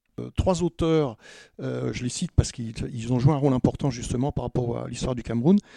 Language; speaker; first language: French; native; French